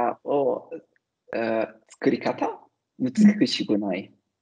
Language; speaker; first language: Japanese; non-native, learner; Italian